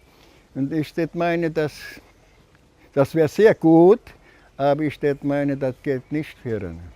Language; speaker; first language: German; early bilingual, heritage; German